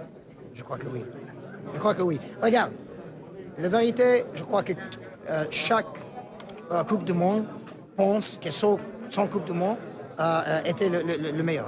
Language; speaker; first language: French; non-native, learner; Arabic